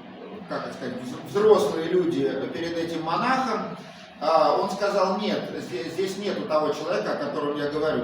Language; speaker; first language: Russian; native; Russian